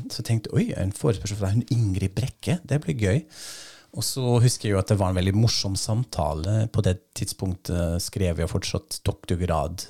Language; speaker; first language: Norwegian; non-native, fluent; German